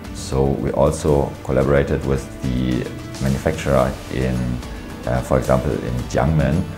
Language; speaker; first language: English; non-native, fluent; German